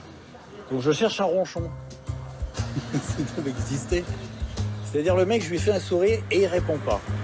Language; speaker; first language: French; native; French